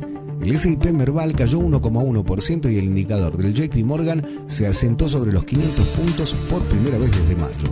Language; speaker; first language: Spanish; native; Spanish